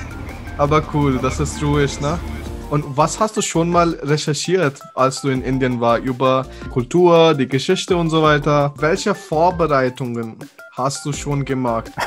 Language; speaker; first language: German; non-native, fluent; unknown